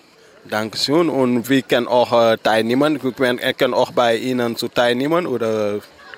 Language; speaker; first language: German; non-native, learner; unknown